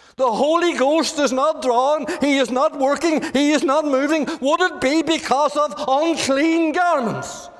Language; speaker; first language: English; native; English